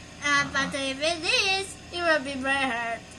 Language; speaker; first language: English; non-native, learner; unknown